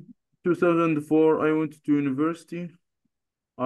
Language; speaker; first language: English; non-native, learner; Arabic